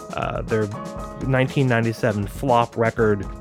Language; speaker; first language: English; native; English